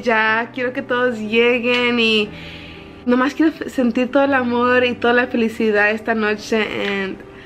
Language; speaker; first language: Spanish; early bilingual, heritage; Spanish